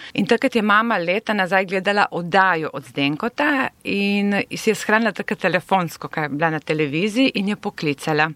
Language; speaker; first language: Slovenian; non-native, local second language; Serbian